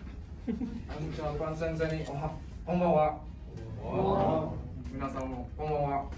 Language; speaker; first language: Japanese; non-native, fluent; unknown